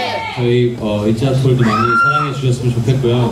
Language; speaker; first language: Korean; native; Korean